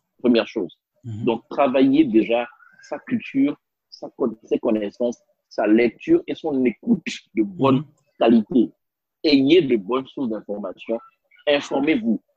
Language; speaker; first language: French; non-native, local second language; Spanish